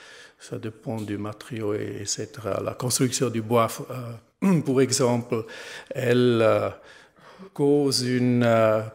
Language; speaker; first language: French; non-native, learner; German